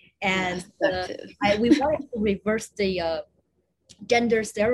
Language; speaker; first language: English; non-native, fluent; Chinese